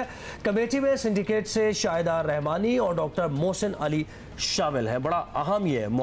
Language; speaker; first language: Urdu; native; Urdu